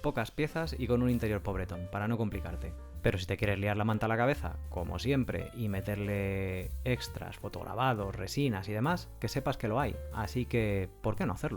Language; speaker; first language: Spanish; native; Spanish